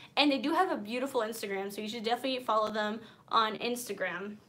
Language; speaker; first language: English; early bilingual, other home language; Spanish